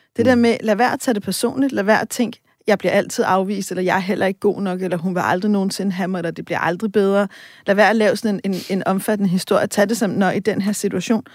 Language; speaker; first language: Danish; native; Danish